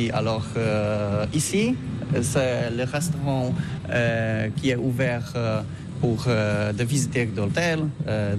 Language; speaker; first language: French; non-native, learner; Polish